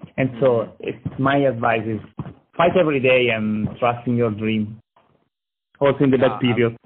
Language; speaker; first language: English; non-native, learner; Italian